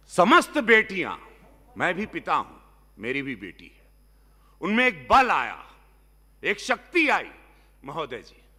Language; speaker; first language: Hindi; native; Hindi